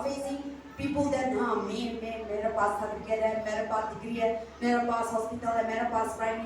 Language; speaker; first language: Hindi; non-native, local second language; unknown